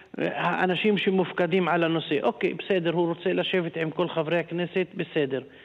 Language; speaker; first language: Hebrew; non-native, local second language; Arabic